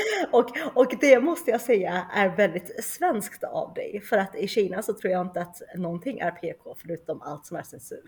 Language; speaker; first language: Swedish; early bilingual, other home language; Chinese